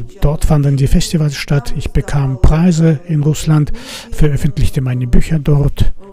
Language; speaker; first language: German; non-native, fluent; Russian